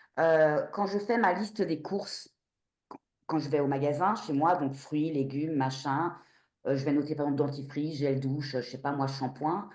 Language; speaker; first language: French; native; French